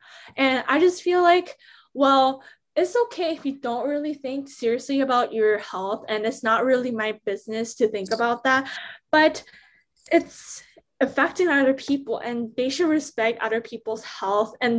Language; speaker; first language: English; non-native, fluent; Korean